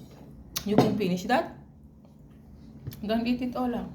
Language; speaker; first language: English; non-native, local second language; Filipino